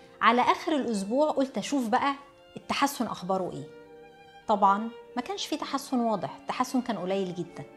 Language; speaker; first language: Arabic; early bilingual, heritage; Arabic